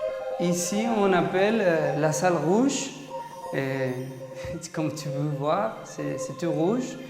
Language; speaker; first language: French; non-native, fluent; Spanish